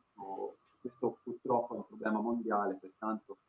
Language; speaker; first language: Italian; native; Italian